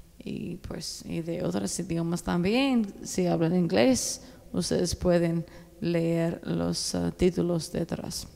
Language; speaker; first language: Spanish; non-native, learner; English